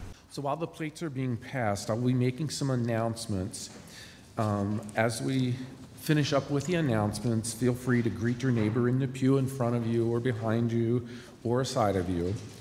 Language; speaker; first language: English; native; English